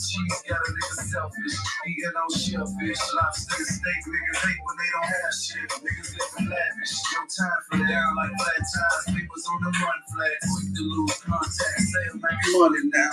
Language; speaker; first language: English; native; English